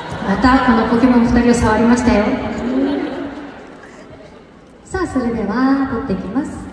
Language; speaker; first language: Japanese; native; Japanese